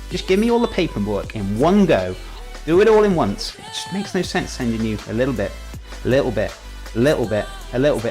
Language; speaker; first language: English; native; English